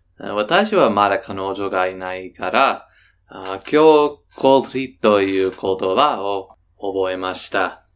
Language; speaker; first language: Japanese; non-native, learner; English